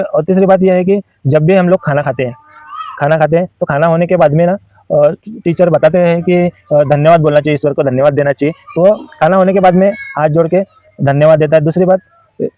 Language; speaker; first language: Hindi; non-native, local second language; Marathi